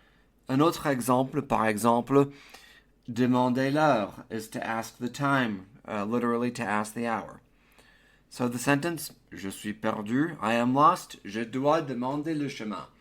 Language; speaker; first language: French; non-native, fluent; English